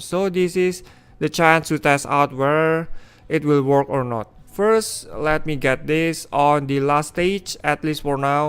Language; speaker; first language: English; non-native, fluent; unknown